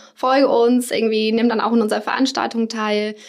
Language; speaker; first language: German; non-native, fluent; English